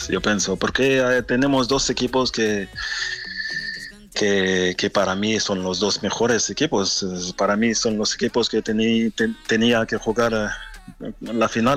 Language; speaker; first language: Spanish; non-native, fluent; French